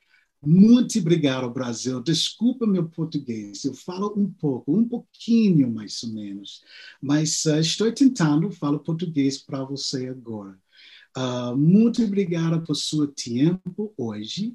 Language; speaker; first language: Portuguese; non-native, learner; English